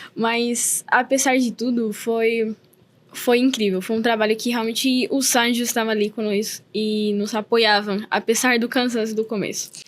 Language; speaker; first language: Portuguese; non-native, fluent; Spanish